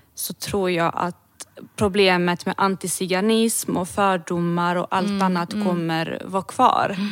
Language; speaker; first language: Swedish; early bilingual, other home language; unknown